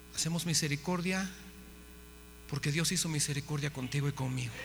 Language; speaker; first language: Spanish; native; Spanish